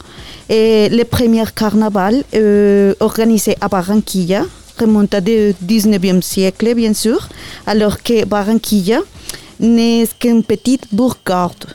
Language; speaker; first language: French; non-native, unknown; Spanish